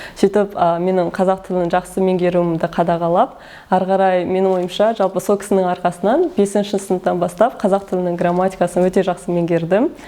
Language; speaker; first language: Kazakh; early bilingual, heritage; Kazakh